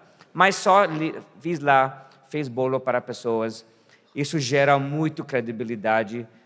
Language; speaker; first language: Portuguese; non-native, fluent; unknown